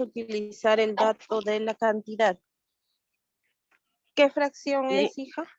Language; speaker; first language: Spanish; native; Spanish